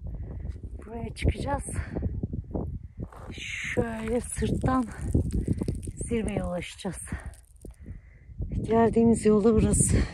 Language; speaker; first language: Turkish; native; Turkish